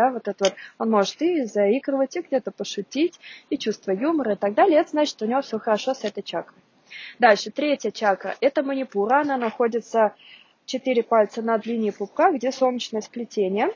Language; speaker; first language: Russian; native; Russian